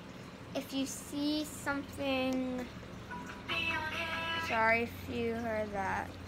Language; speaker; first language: English; native; English